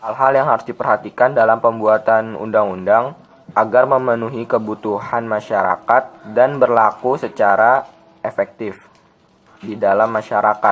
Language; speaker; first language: Indonesian; native; Indonesian